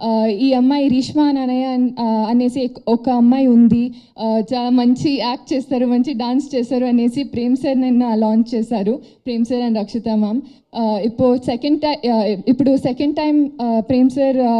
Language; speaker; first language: Telugu; non-native, learner; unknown